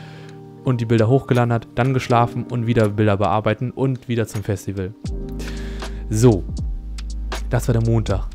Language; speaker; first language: German; native; German